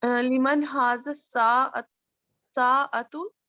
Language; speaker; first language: Arabic; non-native, learner; Urdu